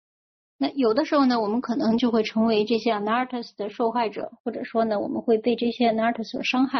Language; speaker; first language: Chinese; native; Chinese